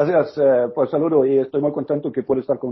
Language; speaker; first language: Spanish; non-native, learner; Norwegian